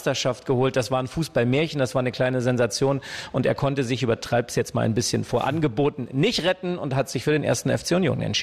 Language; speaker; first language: German; native; German